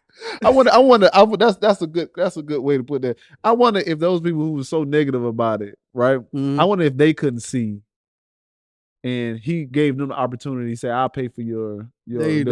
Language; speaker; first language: English; native; English